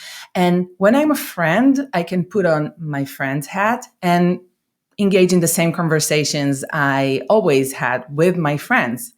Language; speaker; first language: English; non-native, fluent; Hebrew